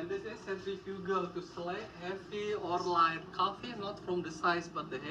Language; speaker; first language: English; non-native, learner; Indonesian